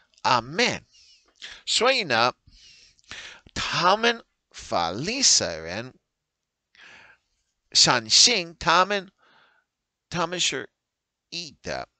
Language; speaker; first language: Chinese; non-native, learner; English